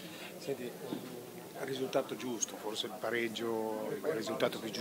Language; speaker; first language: Italian; native; Italian